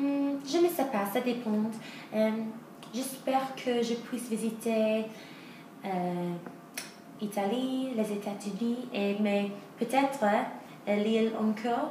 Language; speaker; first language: French; non-native, learner; English